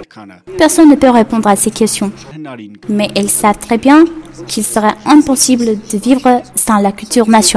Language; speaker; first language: French; non-native, fluent; Armenian